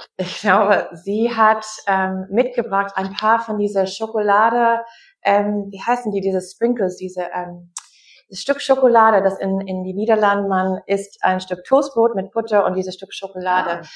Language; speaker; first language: German; non-native, learner; English